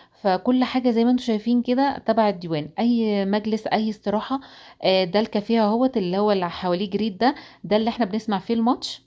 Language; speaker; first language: Arabic; native; Arabic